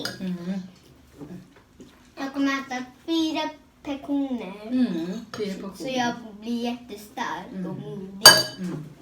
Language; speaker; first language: Swedish; early bilingual, other home language; Thai